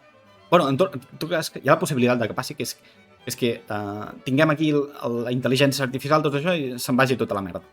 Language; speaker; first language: Catalan; native; Catalan